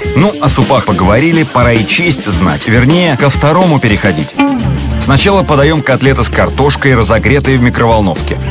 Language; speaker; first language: Russian; native; Russian